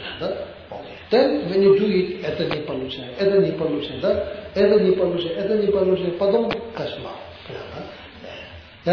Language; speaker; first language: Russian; non-native, learner; Tibetan